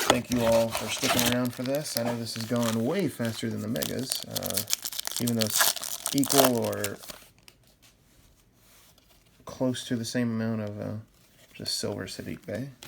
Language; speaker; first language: English; native; English